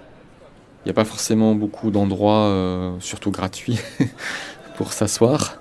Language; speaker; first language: French; native; French